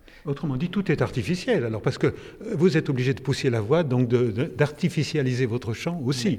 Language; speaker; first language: French; native; French